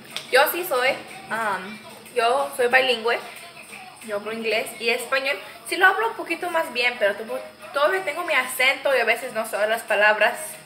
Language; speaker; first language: Spanish; early bilingual, other home language; English